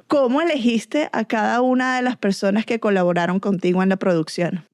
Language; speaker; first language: Spanish; native; Spanish